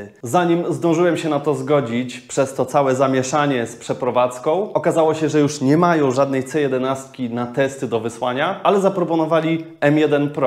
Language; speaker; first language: Polish; native; Polish